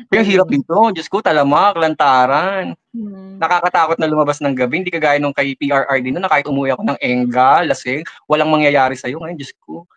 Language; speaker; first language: Filipino; native; Filipino